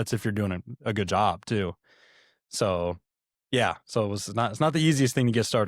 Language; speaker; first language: English; native; English